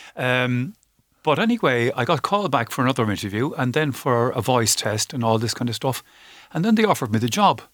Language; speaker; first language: English; native; English